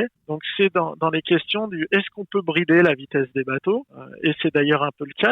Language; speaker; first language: French; native; French